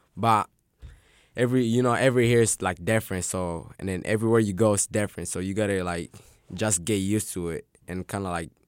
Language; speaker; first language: English; non-native, local second language; Swahili